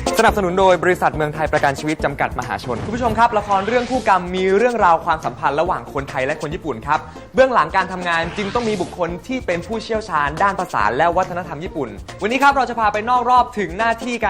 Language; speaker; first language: Thai; native; Thai